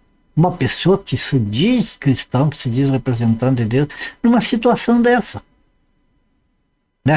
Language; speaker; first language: Portuguese; native; Portuguese